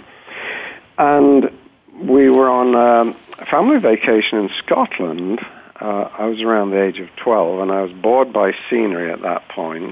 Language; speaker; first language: English; native; English